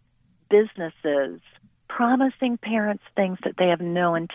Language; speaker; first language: English; native; English